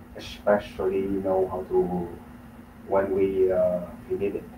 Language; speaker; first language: English; non-native, learner; Vietnamese